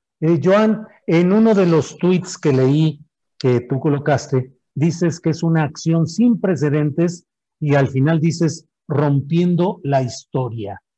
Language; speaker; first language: Spanish; native; Spanish